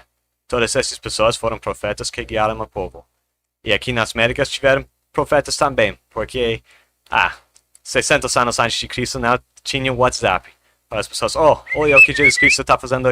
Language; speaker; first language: Portuguese; non-native, fluent; English